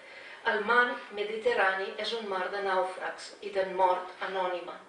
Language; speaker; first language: Catalan; non-native, fluent; Slovenian